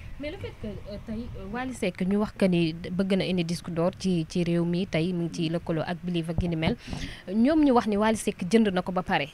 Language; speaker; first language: Wolof; native; Wolof